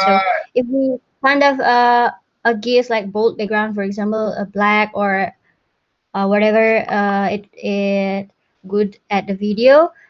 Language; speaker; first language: English; non-native, fluent; Indonesian